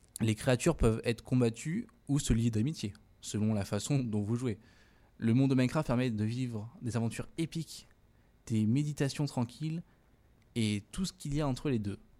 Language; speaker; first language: French; native; French